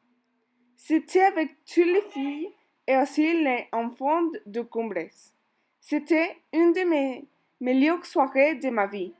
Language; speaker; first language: French; non-native, learner; Spanish